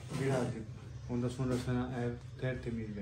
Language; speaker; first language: Turkish; non-native, learner; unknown